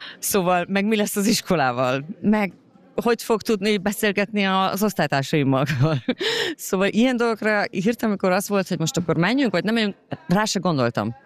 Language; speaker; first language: Hungarian; native; Hungarian